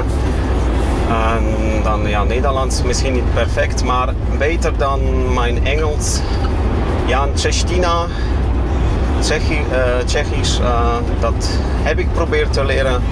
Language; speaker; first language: Dutch; non-native, fluent; Kashubian